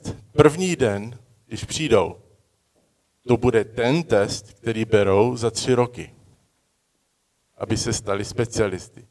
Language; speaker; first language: Czech; early bilingual, heritage; Czech